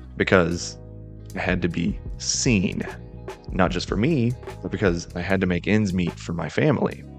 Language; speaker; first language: English; native; English